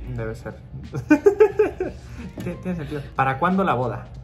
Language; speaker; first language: Spanish; native; Spanish